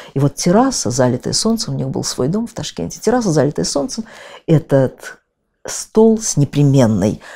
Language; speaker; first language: Russian; native; Russian